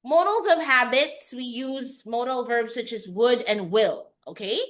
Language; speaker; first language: English; non-native, local second language; Filipino